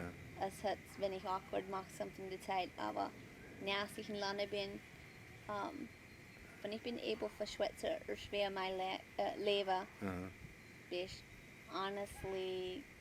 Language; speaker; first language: German; early bilingual, heritage; Pennsylvania German